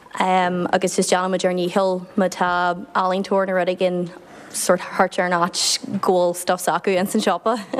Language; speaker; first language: Irish; non-native, local second language; English